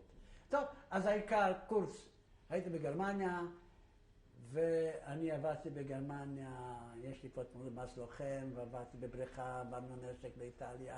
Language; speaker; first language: Hebrew; non-native, fluent; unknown